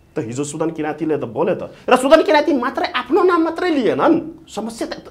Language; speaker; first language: Nepali; non-native, local second language; Maithili